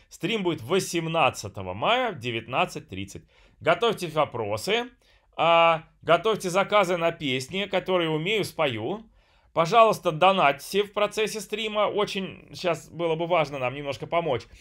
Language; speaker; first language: Russian; native; Russian